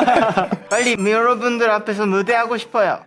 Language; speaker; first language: Korean; non-native, learner; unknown